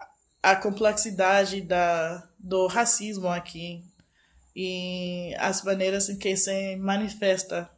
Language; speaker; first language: Portuguese; non-native, fluent; English